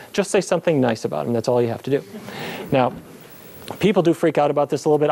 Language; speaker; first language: English; native; English